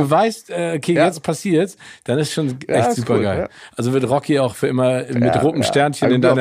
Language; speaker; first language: German; native; German